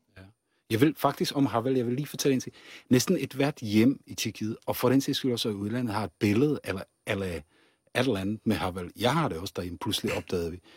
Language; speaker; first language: Danish; non-native, fluent; Czech